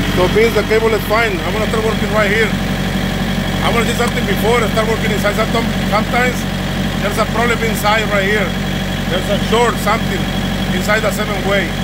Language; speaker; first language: English; non-native, learner; Spanish